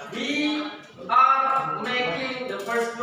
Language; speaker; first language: English; non-native, fluent; Indonesian